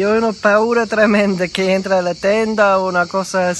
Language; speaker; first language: Italian; non-native, learner; Spanish